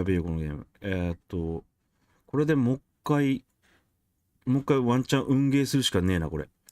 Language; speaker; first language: Japanese; native; Japanese